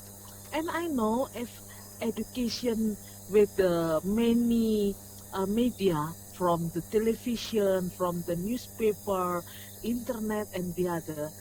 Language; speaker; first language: English; non-native, learner; Indonesian